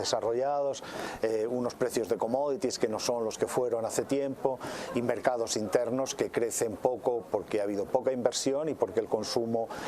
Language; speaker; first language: Spanish; native; Spanish